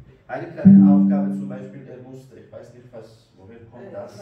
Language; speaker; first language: German; non-native, learner; Kurdish